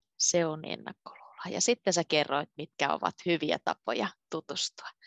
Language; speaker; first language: Finnish; native; Finnish